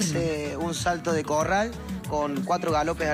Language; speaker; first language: Spanish; native; Spanish